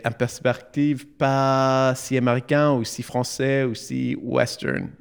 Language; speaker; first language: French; non-native, learner; English